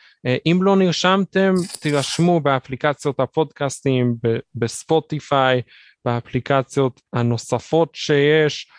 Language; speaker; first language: Hebrew; native; Hebrew